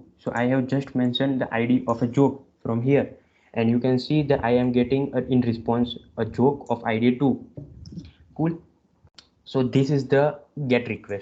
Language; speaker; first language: English; non-native, local second language; Gujarati